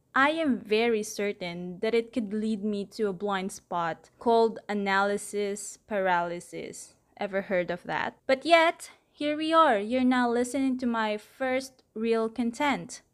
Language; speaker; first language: English; non-native, local second language; Filipino